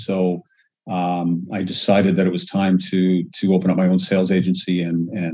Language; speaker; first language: English; native; English